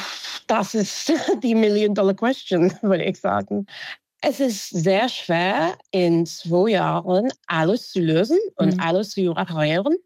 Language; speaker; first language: German; non-native, fluent; English